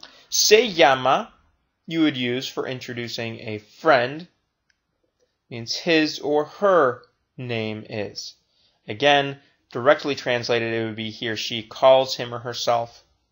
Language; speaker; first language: English; native; English